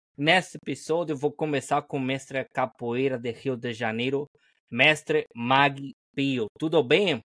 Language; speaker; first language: Portuguese; non-native, learner; Spanish